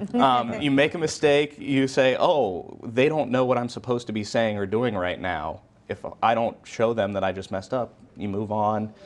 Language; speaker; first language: English; native; English